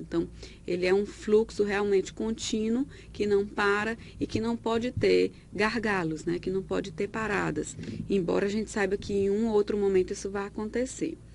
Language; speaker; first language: Portuguese; native; Portuguese